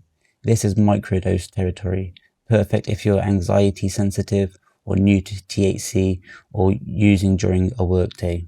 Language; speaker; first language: English; native; English